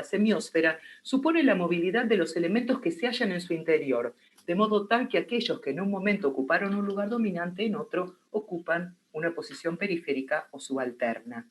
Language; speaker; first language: Spanish; native; Spanish